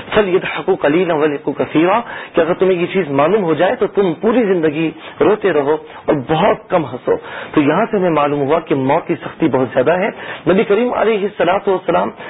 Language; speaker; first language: Urdu; native; Urdu